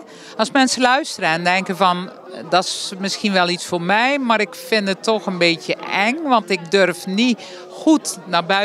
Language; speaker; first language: Dutch; native; Dutch